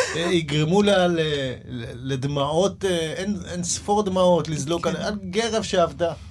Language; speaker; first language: Hebrew; native; Hebrew